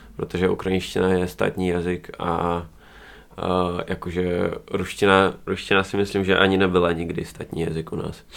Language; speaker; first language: Czech; non-native, fluent; Russian